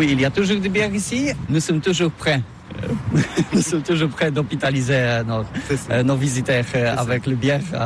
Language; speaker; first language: French; non-native, learner; Polish